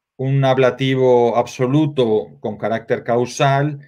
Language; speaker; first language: Spanish; native; Spanish